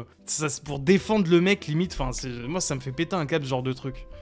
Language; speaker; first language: French; native; French